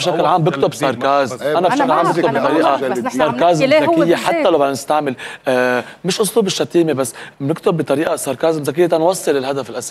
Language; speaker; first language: Arabic; native; Arabic